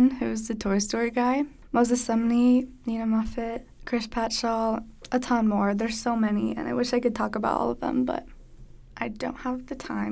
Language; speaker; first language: English; native; English